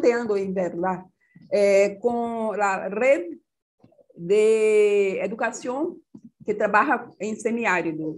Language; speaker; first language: Portuguese; non-native, fluent; Spanish